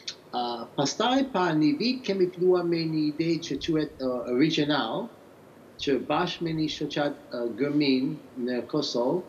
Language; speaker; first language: Albanian; early bilingual, heritage; English